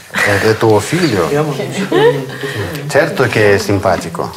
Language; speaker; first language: Italian; non-native, fluent; Russian